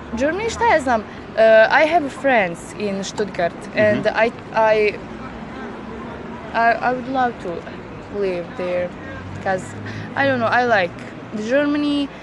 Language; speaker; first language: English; non-native, learner; Bosnian